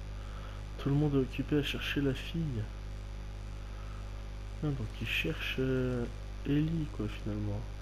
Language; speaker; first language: French; native; French